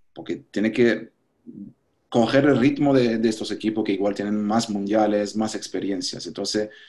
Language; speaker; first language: Spanish; non-native, fluent; French